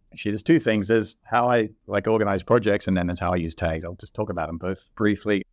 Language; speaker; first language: English; native; English